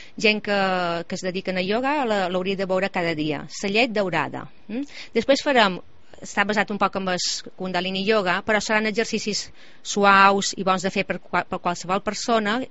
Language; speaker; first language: Catalan; native; Catalan